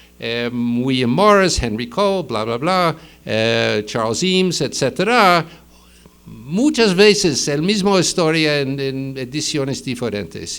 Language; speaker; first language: Spanish; non-native, fluent; English